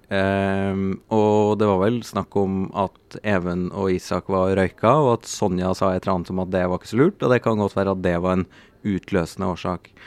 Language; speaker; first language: Norwegian; native; Norwegian